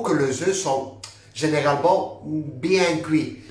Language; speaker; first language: French; non-native, fluent; Spanish